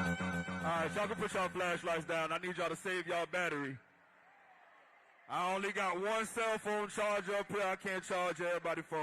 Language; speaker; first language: English; native; English